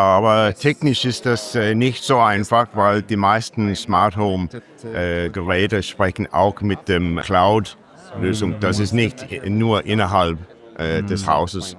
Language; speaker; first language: German; non-native, learner; English